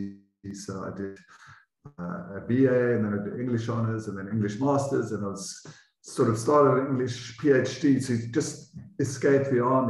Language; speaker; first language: English; native; English